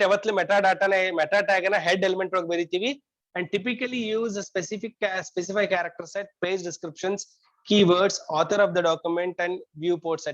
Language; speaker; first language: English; non-native, local second language; Kannada